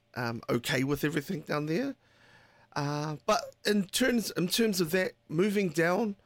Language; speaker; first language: English; native; English